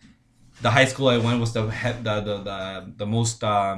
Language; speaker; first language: English; non-native, fluent; Spanish